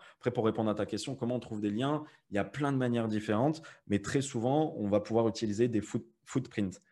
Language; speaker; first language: French; native; French